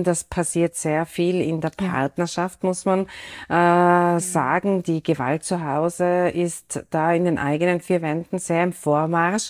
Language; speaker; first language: German; native; German